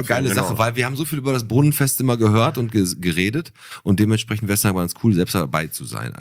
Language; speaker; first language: German; native; German